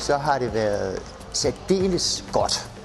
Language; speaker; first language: Danish; native; Danish